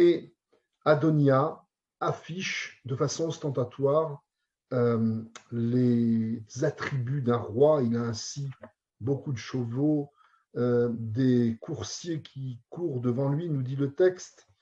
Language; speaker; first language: French; native; French